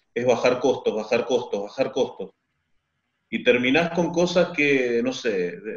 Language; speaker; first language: Spanish; native; Spanish